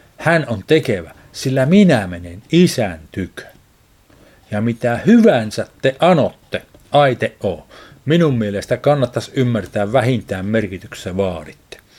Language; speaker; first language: Finnish; native; Finnish